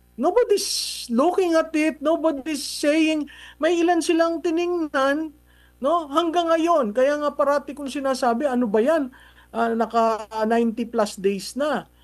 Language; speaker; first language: Filipino; native; Filipino